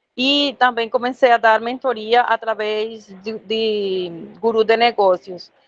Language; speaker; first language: Portuguese; non-native, fluent; Spanish